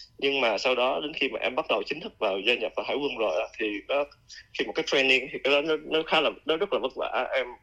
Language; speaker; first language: Vietnamese; native; Vietnamese